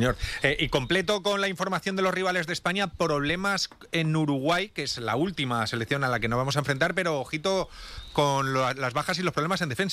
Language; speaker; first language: Spanish; native; Spanish